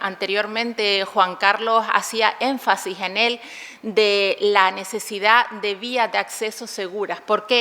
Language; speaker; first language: Spanish; native; Spanish